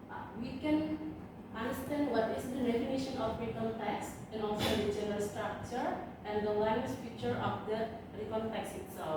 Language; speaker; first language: English; non-native, learner; Indonesian